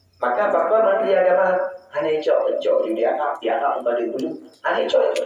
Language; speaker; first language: Malay; non-native, local second language; Achinese